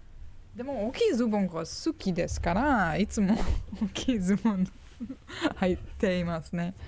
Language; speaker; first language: Japanese; non-native, learner; English